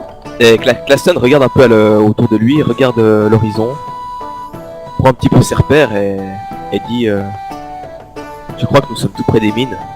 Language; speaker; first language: French; native; French